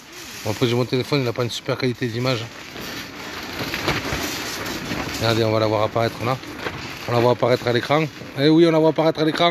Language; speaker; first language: French; native; French